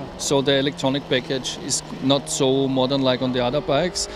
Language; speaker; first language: English; non-native, fluent; German